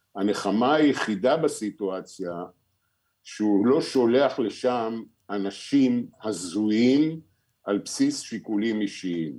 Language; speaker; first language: Hebrew; native; Hebrew